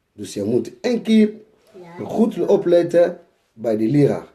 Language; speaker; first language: Dutch; non-native, learner; Lingala